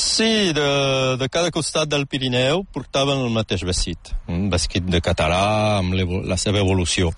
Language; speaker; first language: Catalan; non-native, local second language; French